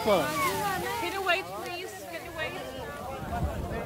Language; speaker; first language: English; non-native, learner; Czech